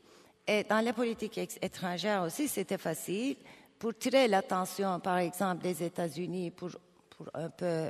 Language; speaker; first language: French; non-native, fluent; Turkish